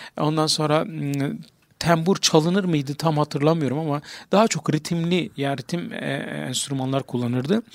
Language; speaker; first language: Turkish; non-native, local second language; Kurdish